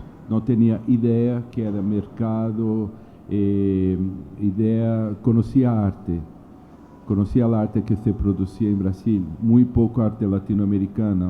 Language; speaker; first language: Spanish; non-native, learner; Portuguese